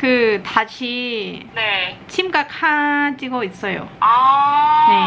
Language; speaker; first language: Korean; non-native, learner; Thai